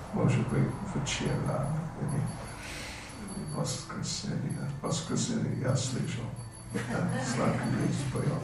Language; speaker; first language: Russian; non-native, learner; English